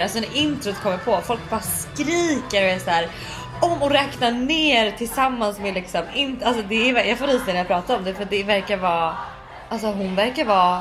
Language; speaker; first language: Swedish; native; Swedish